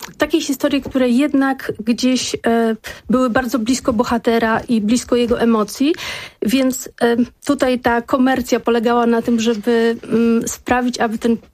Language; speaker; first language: Polish; native; Polish